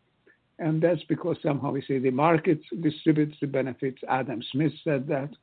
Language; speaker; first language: English; non-native, fluent; Hungarian